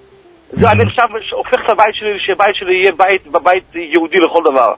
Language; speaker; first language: Hebrew; early bilingual, heritage; Hebrew